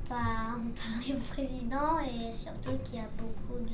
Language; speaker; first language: French; early bilingual, heritage; French